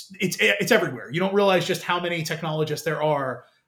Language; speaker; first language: English; native; English